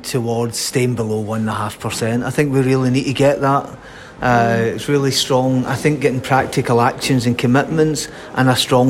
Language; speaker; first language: English; native; English